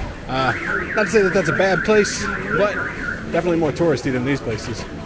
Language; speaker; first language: English; native; English